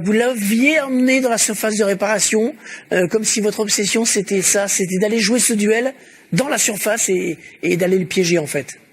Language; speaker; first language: French; native; French